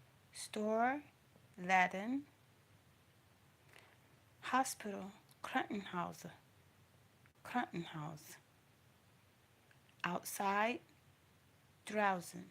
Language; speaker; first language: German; non-native, learner; English